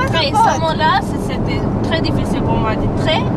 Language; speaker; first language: French; non-native, learner; Spanish